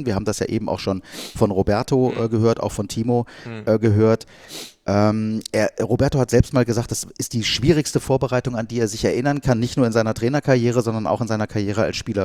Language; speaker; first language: German; native; German